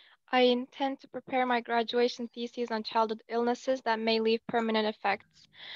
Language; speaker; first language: English; non-native, learner; Turkish